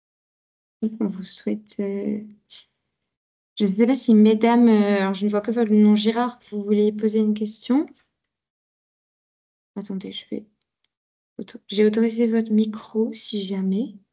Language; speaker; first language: French; native; French